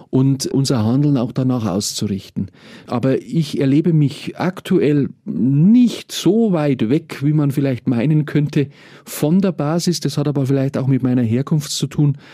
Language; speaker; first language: German; native; German